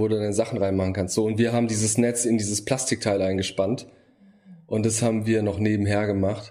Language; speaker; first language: German; early bilingual, other home language; Bosnian